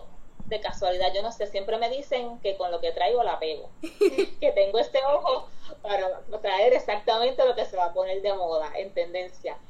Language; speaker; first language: Spanish; native; Spanish